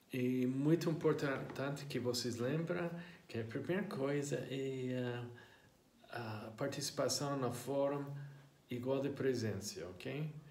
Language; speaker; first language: Portuguese; non-native, fluent; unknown